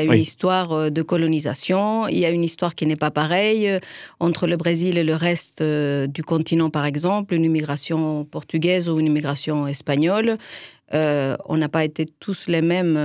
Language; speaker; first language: French; non-native, fluent; Spanish